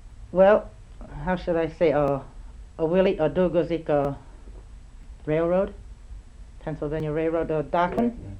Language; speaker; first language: English; early bilingual, other home language; Hungarian